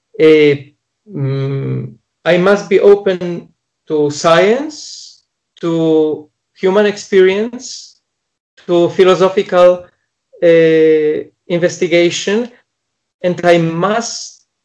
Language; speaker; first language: English; non-native, fluent; Polish